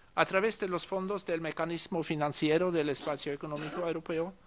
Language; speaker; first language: Spanish; non-native, fluent; Norwegian